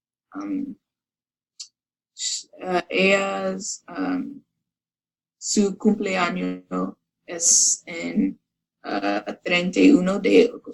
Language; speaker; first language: Spanish; non-native, learner; English